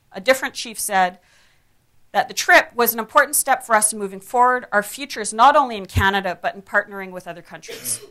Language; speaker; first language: English; native; English